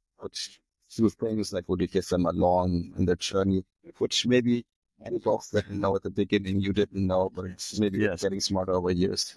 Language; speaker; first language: English; non-native, fluent; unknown